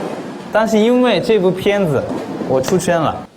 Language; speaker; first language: Chinese; non-native, fluent; Japanese